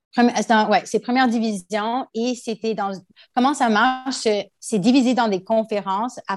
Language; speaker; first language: French; non-native, local second language; English